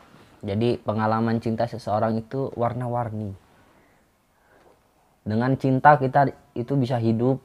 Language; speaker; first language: Indonesian; non-native, local second language; Sundanese